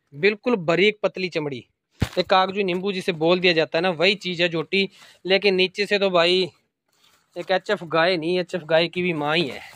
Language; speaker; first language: Hindi; non-native, local second language; Punjabi